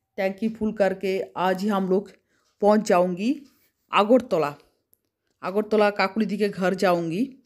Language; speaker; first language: Hindi; non-native, local second language; Bangla